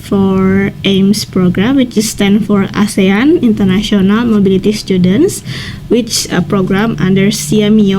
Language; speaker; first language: English; non-native, learner; Indonesian